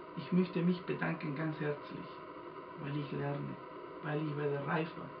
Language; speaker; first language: German; non-native, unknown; Spanish